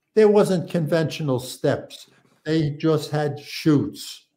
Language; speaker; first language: English; native; English